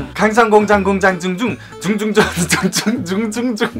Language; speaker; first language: Korean; non-native, learner; English